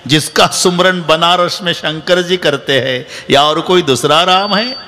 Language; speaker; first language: Hindi; non-native, local second language; Marathi